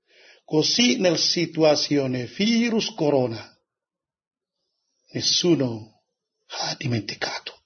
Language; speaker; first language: Italian; non-native, learner; Indonesian